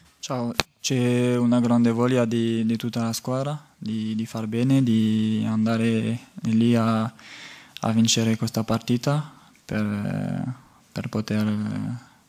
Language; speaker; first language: Italian; non-native, fluent; French